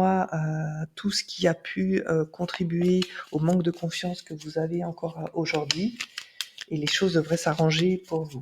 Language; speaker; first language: French; native; French